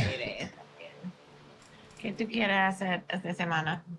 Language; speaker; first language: Spanish; non-native, learner; English